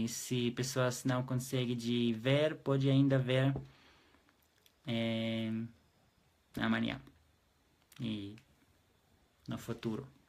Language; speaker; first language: Portuguese; non-native, fluent; Hebrew